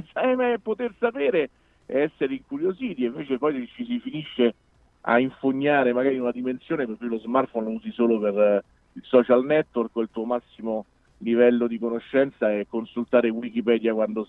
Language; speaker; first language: Italian; native; Italian